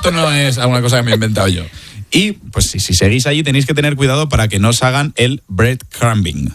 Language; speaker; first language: Spanish; native; Spanish